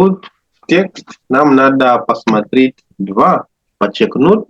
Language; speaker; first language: Russian; non-native, learner; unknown